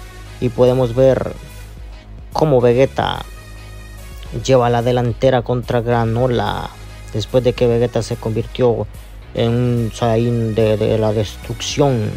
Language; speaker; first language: Spanish; native; Spanish